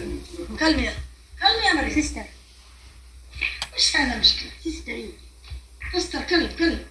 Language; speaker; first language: Arabic; native; Arabic